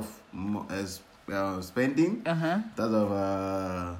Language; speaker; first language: English; non-native, local second language; Yoruba